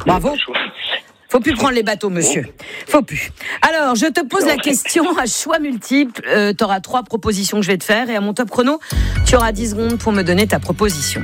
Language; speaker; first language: French; native; French